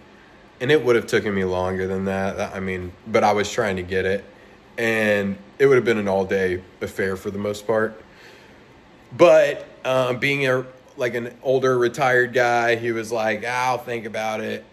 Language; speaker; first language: English; native; English